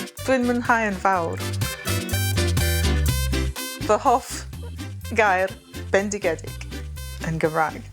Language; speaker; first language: Welsh; non-native, local second language; English